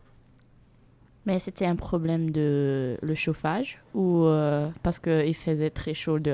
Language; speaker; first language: French; non-native, fluent; German